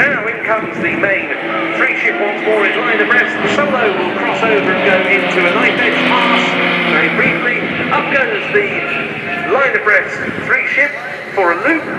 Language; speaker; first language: English; native; English